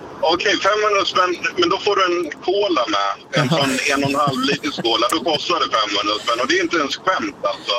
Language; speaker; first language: Swedish; native; Swedish